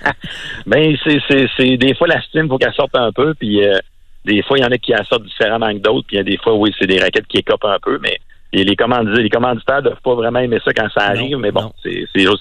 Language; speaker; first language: French; native; French